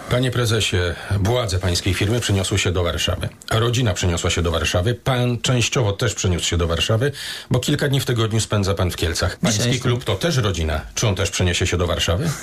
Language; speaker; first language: Polish; native; Polish